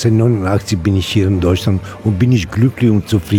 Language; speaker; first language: German; non-native, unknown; Italian